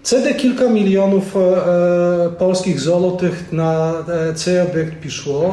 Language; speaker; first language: Ukrainian; non-native, fluent; Polish